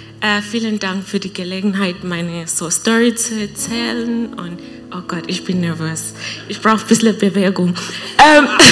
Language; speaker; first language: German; non-native, learner; English